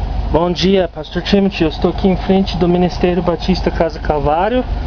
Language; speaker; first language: Portuguese; non-native, fluent; English